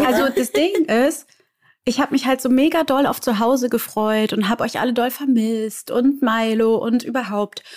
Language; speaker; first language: German; native; German